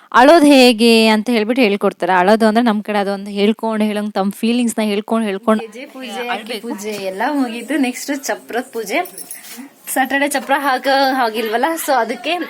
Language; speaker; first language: Kannada; non-native, local second language; Lambadi